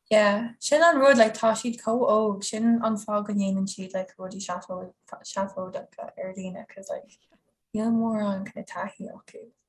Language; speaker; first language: Irish; non-native, local second language; English